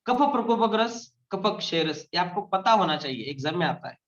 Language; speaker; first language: Hindi; non-native, local second language; Marathi